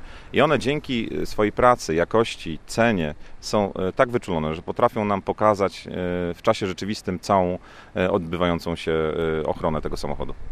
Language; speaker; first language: Polish; native; Polish